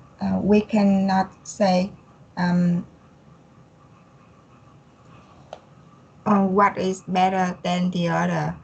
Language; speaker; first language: English; non-native, learner; Vietnamese